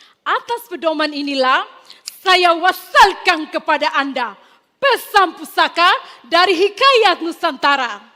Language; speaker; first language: Malay; non-native, fluent; Tetum